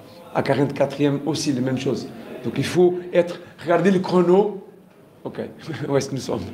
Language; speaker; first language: French; non-native, learner; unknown